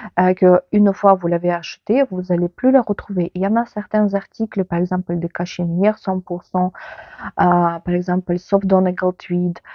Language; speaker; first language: French; non-native, fluent; Ukrainian